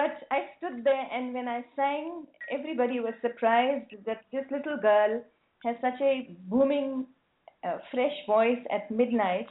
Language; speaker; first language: English; native; English